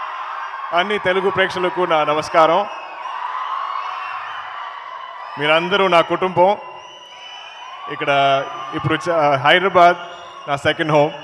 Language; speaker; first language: Telugu; non-native, learner; Malayalam